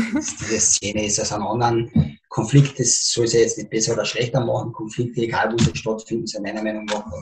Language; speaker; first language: German; native; German